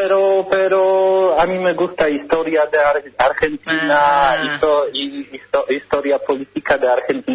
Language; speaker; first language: Spanish; non-native, learner; Polish